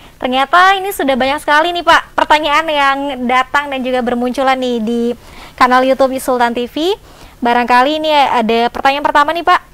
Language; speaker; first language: Indonesian; native; Indonesian